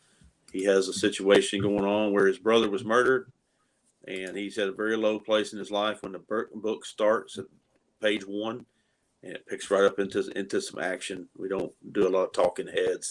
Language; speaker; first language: English; native; English